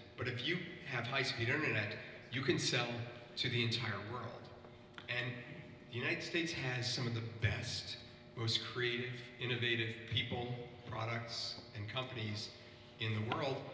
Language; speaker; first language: English; native; English